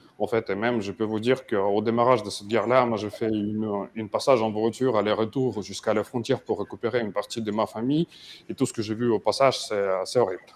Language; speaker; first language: French; non-native, fluent; Russian